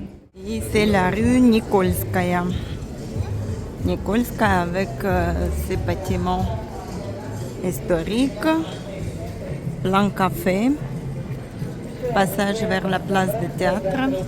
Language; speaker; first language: French; non-native, learner; Russian